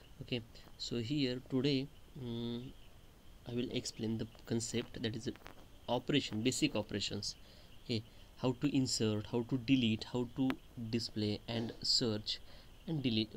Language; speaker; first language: English; non-native, local second language; Marathi